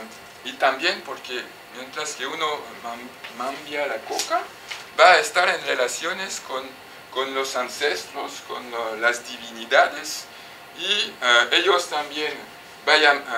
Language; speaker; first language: Spanish; non-native, fluent; French